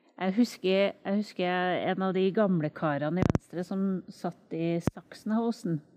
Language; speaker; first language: Norwegian; native; Norwegian